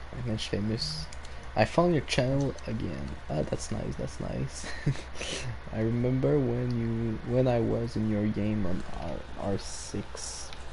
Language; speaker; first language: English; non-native, learner; French